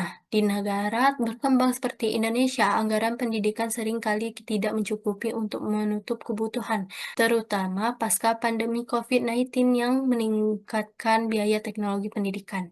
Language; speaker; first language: Indonesian; native; Indonesian